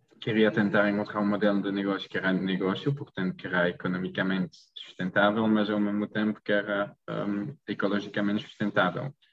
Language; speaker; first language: Portuguese; non-native, fluent; French